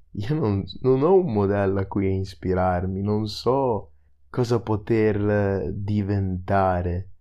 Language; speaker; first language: Italian; early bilingual, other home language; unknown